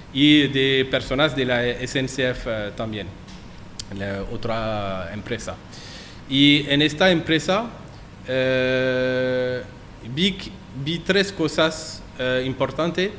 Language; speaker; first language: Spanish; non-native, learner; French